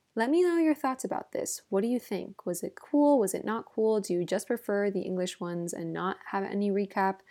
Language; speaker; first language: English; native; English